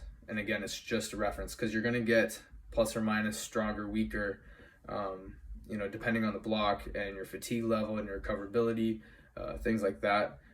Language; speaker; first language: English; native; English